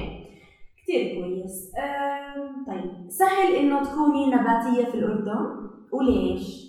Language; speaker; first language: Arabic; native; Arabic